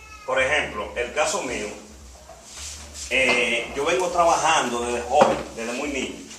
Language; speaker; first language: Spanish; native; Spanish